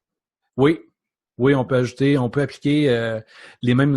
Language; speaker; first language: French; native; French